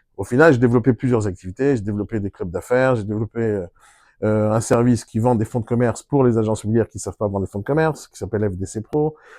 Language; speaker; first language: French; non-native, fluent; Hebrew